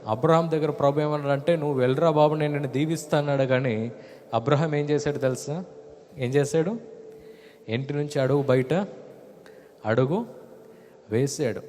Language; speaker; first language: Telugu; non-native, fluent; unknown